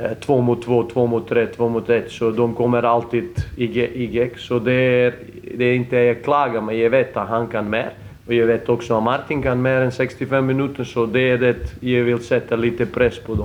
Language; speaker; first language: Swedish; non-native, fluent; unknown